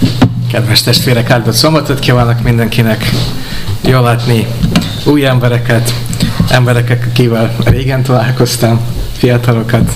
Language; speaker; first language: Hungarian; non-native, fluent; English